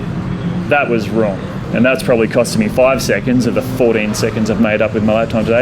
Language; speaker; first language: English; native; English